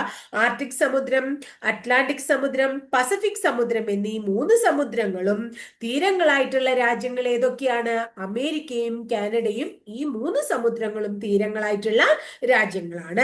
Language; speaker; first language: Malayalam; native; Malayalam